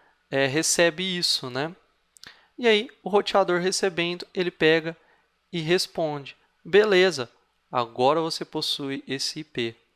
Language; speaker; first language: Portuguese; native; Portuguese